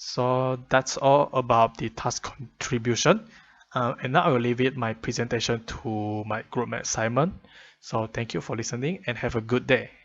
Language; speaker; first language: English; non-native, fluent; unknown